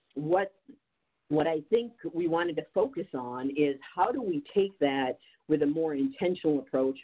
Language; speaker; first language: English; native; English